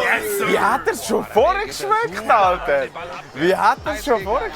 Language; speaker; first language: German; native; German